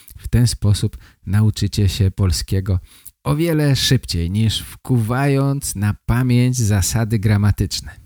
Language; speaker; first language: Polish; native; Polish